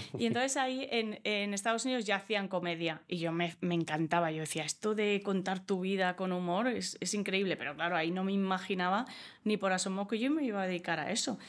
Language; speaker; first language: Spanish; early bilingual, other home language; English